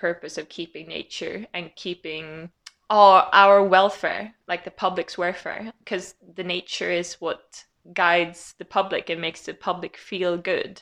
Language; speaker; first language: English; non-native, fluent; Swedish